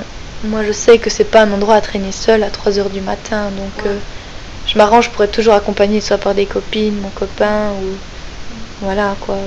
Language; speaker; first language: French; native; French